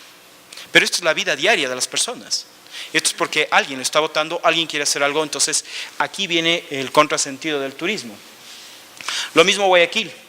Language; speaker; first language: Spanish; native; Spanish